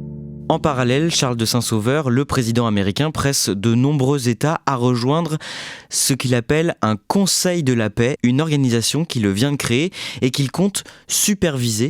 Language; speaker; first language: French; native; French